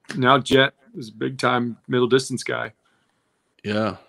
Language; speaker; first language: English; native; English